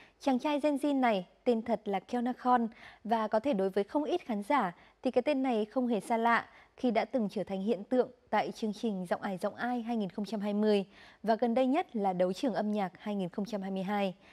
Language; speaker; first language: Vietnamese; native; Vietnamese